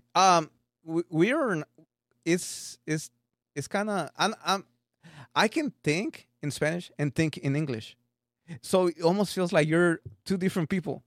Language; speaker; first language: English; early bilingual, other home language; Spanish